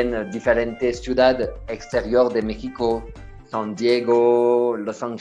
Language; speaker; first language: Spanish; non-native, learner; French